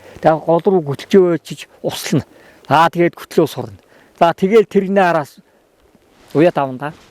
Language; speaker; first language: Mongolian; native; Mongolian